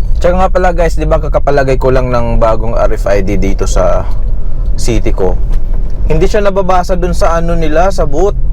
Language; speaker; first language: Filipino; native; Filipino